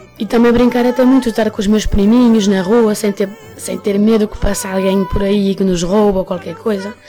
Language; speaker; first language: Portuguese; early bilingual, heritage; Portuguese